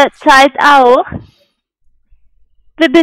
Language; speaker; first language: German; non-native, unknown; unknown